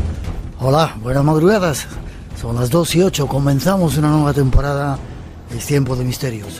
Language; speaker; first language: Spanish; native; Spanish